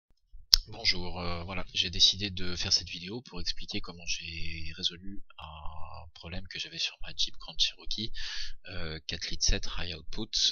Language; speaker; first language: French; native; French